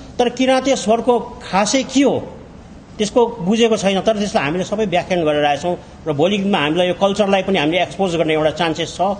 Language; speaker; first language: Nepali; native; Nepali